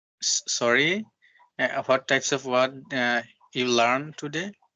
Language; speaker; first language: English; non-native, learner; Bangla